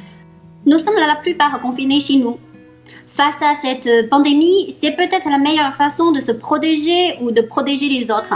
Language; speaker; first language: French; non-native, fluent; Chinese